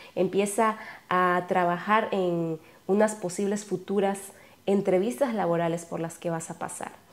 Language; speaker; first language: Spanish; native; Spanish